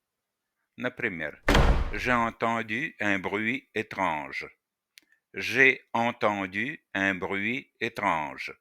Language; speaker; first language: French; non-native, fluent; Russian